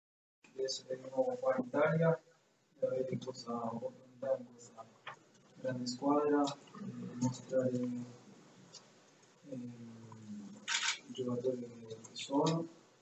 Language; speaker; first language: Italian; non-native, fluent; Spanish